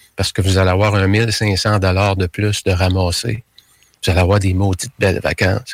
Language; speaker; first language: French; native; French